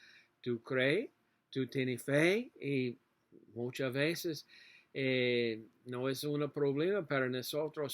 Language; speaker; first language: Spanish; non-native, learner; English